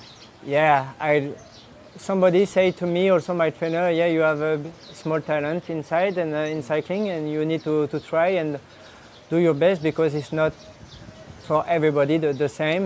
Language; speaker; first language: English; non-native, learner; French